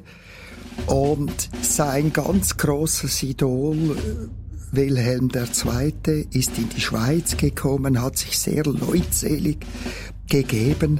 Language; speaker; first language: German; native; German